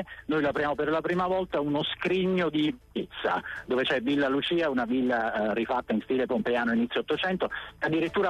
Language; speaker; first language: Italian; native; Italian